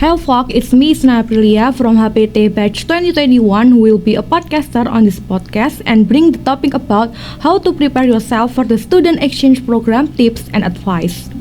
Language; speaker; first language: English; non-native, learner; Indonesian